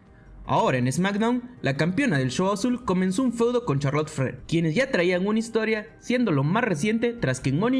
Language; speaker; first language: Spanish; native; Spanish